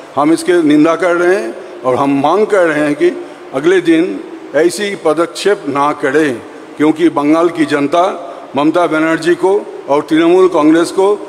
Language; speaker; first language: Hindi; non-native, local second language; Bangla